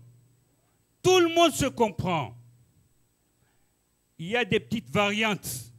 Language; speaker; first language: French; non-native, local second language; Ngazidja Comorian